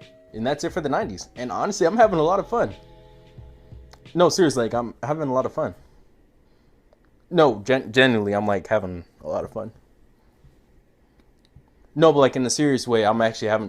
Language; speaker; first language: English; native; English